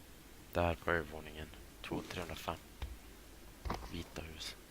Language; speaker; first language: Swedish; native; Swedish